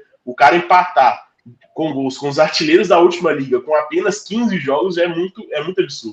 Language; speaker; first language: Portuguese; native; Portuguese